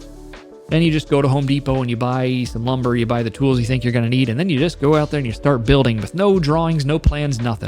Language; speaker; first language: English; native; English